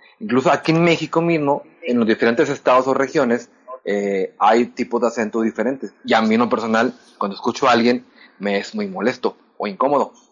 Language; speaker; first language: Spanish; native; Spanish